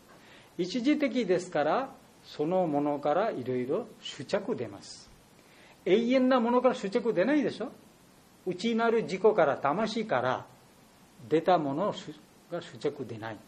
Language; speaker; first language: Japanese; non-native, learner; Bangla